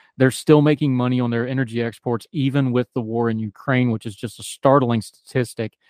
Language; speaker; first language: English; native; English